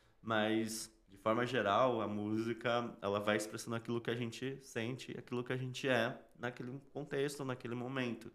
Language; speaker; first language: Portuguese; native; Portuguese